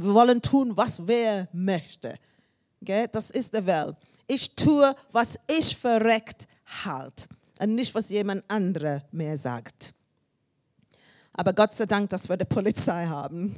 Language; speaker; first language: German; non-native, learner; English